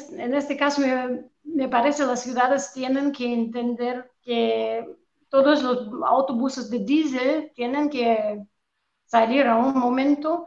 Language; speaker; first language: Spanish; non-native, fluent; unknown